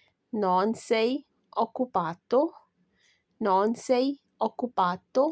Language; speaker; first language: Italian; non-native, fluent; Urdu